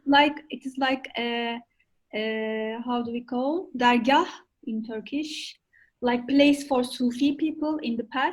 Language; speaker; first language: English; non-native, fluent; Turkish